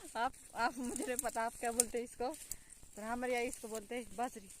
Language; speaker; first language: Hindi; non-native, local second language; Marathi